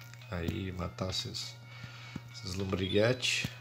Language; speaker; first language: Portuguese; native; Portuguese